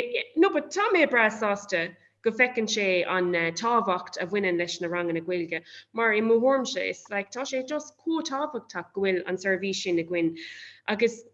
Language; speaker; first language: Irish; non-native, local second language; English